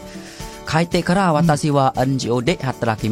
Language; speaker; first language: Japanese; non-native, learner; Khmer